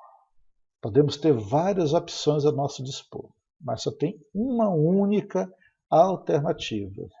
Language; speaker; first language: Portuguese; native; Portuguese